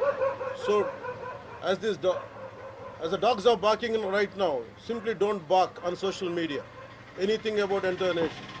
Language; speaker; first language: English; non-native, local second language; Telugu